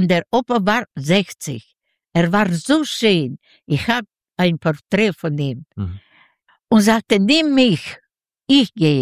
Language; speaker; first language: German; non-native, fluent; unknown